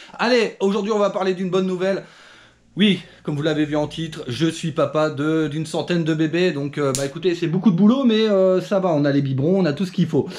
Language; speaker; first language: French; native; French